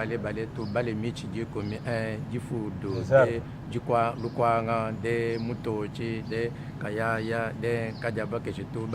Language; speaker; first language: French; non-native, local second language; Luba-Lulua